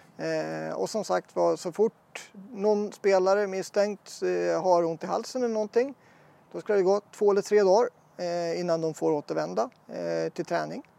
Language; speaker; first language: Swedish; native; Swedish